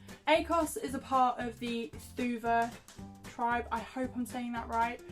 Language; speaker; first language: English; native; English